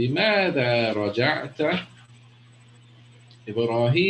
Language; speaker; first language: Arabic; non-native, fluent; English